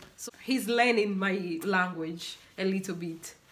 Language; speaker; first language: English; non-native, local second language; Swahili